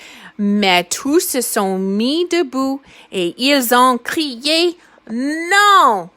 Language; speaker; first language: French; non-native, fluent; English